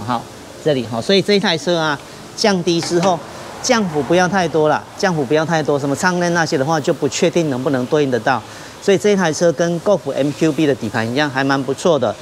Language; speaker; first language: Chinese; native; Chinese